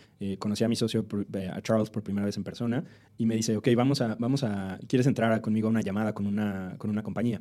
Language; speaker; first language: Spanish; native; Spanish